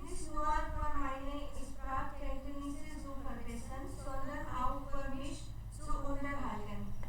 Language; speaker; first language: German; non-native, learner; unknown